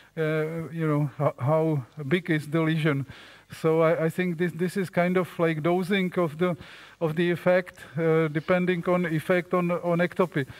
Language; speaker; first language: English; non-native, fluent; Czech